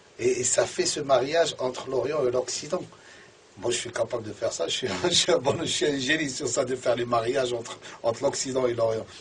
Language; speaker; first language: French; non-native, local second language; Arabic